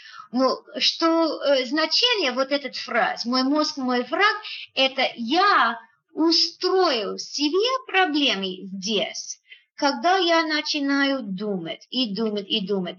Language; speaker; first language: Russian; non-native, fluent; English